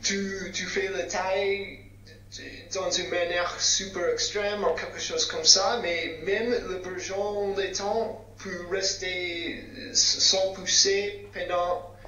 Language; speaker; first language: French; non-native, fluent; English